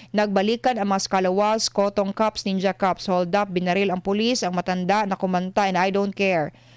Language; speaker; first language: Filipino; non-native, local second language; Cebuano